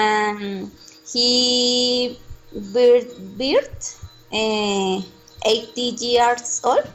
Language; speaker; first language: English; non-native, learner; Spanish